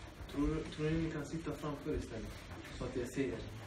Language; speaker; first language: Swedish; early bilingual, other home language; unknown